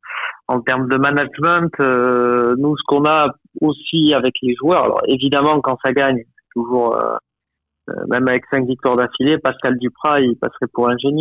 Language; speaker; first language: French; native; French